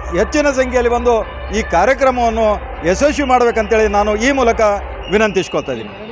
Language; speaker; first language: Kannada; non-native, local second language; Lambadi